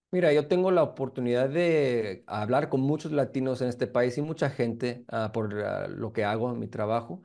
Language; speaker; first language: Spanish; early bilingual, heritage; Spanish